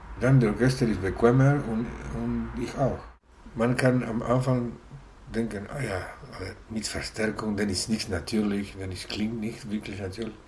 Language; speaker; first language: German; non-native, fluent; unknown